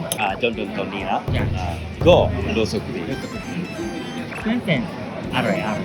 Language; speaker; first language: Thai; non-native, learner; Japanese